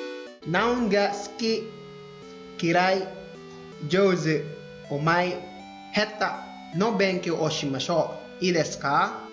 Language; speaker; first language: Japanese; non-native, fluent; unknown